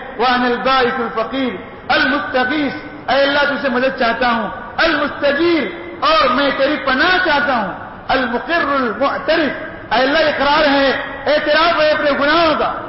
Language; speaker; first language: Urdu; non-native, local second language; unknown